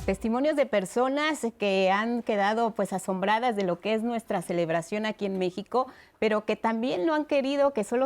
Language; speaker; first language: Spanish; native; Spanish